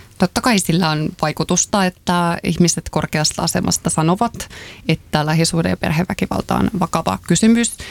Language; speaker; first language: Finnish; native; Finnish